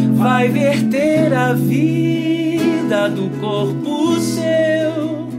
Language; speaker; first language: Portuguese; native; Portuguese